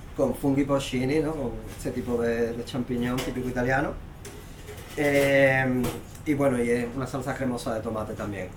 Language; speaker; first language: Spanish; native; Spanish